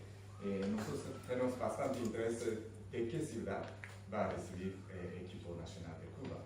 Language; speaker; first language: Spanish; non-native, learner; Japanese